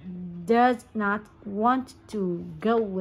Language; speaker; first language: English; non-native, learner; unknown